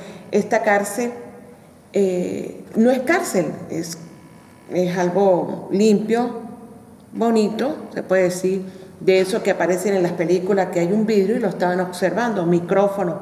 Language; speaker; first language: Spanish; native; Spanish